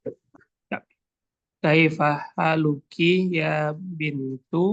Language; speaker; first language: Arabic; non-native, learner; Indonesian